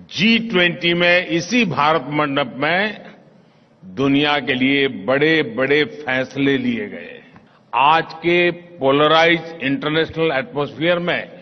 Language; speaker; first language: Hindi; non-native, local second language; Gujarati